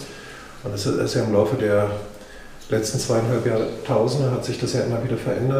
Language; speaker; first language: German; native; German